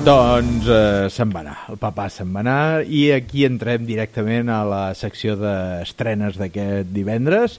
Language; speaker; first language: Catalan; native; Catalan